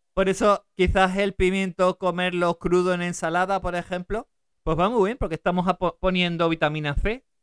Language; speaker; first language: Spanish; early bilingual, other home language; German